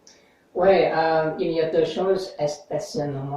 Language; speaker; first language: French; non-native, fluent; English